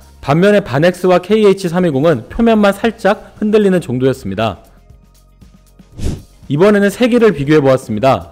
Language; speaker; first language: Korean; native; Korean